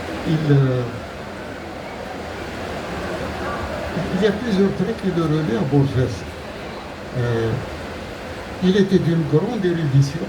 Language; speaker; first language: French; non-native, local second language; Arabic